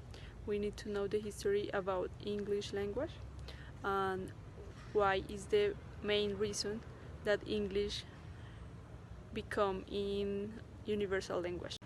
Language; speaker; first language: English; non-native, learner; Spanish